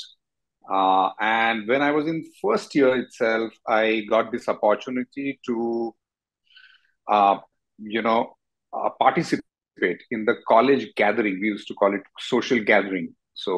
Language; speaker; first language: English; non-native, local second language; Marathi